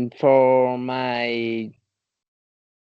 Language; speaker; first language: English; non-native, learner; Spanish